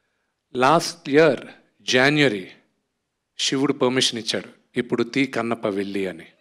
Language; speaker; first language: Telugu; native; Telugu